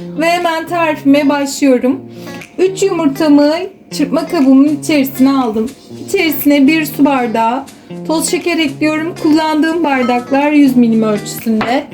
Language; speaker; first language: Turkish; native; Turkish